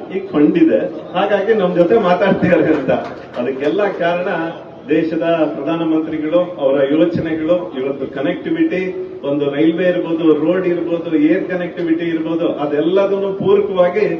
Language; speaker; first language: Kannada; native; Kannada